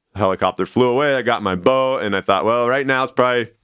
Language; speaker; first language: English; native; English